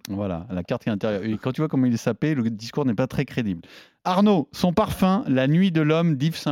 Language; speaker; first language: French; native; French